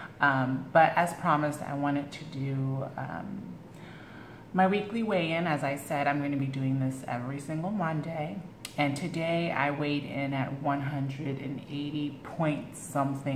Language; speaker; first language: English; native; English